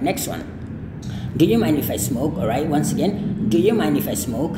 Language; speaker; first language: English; non-native, fluent; Indonesian